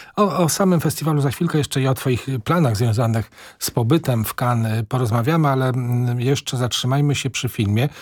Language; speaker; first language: Polish; native; Polish